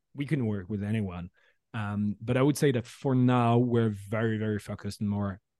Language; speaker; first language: English; non-native, fluent; French